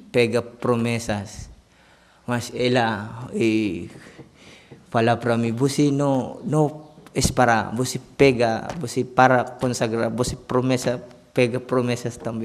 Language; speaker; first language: Portuguese; non-native, learner; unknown